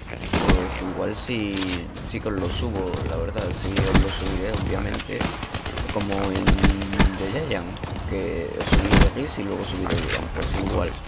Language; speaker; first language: Spanish; native; Spanish